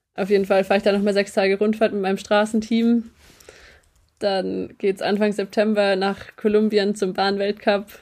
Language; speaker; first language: German; native; German